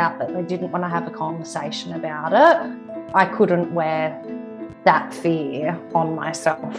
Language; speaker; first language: English; native; English